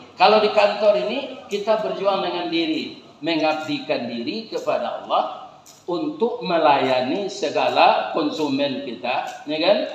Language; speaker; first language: Malay; non-native, local second language; Minangkabau